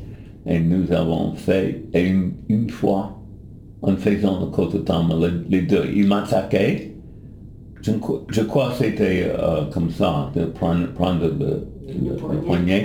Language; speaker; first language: French; non-native, learner; English